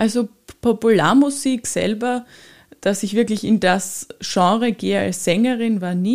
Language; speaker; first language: German; native; German